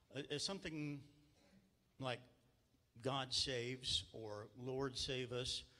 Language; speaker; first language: English; native; English